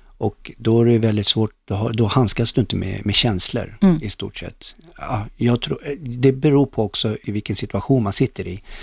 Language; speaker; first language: Swedish; early bilingual, other home language; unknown